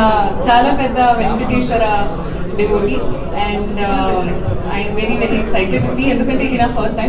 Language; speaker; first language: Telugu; non-native, learner; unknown